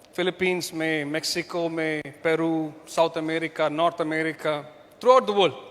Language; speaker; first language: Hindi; non-native, local second language; Malayalam